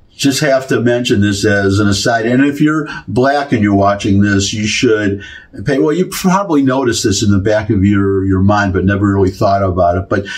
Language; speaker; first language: English; native; English